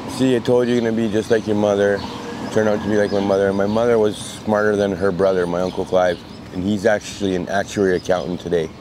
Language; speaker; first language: English; native; English